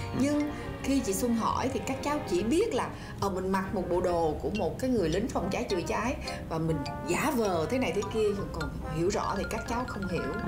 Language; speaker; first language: Vietnamese; native; Vietnamese